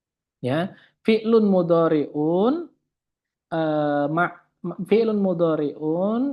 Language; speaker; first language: Arabic; non-native, fluent; Indonesian